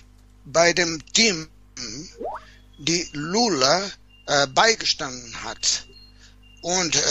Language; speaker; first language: German; non-native, fluent; Portuguese